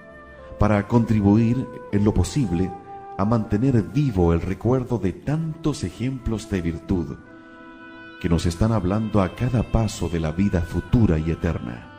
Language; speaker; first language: Spanish; native; Spanish